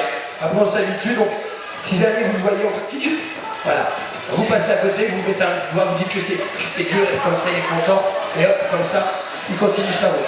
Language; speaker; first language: French; native; French